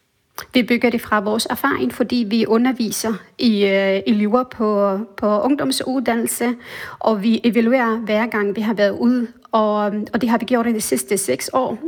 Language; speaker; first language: Danish; non-native, fluent; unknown